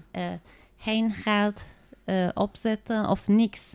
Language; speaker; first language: Dutch; non-native, fluent; Turkish